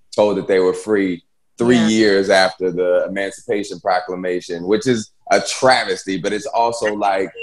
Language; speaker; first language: English; native; English